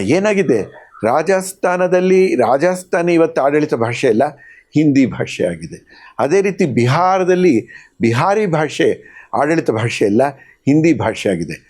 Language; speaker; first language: Kannada; non-native, local second language; Telugu